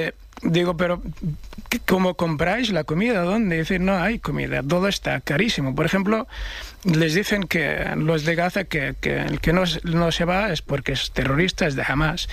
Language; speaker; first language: Spanish; non-native, fluent; Arabic